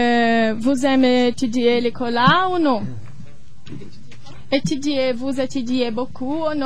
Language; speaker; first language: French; non-native, learner; Portuguese